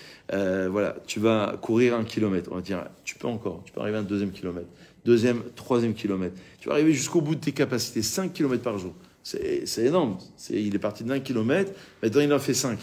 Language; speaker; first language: French; native; French